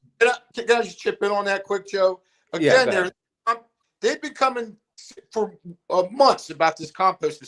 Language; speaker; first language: English; native; English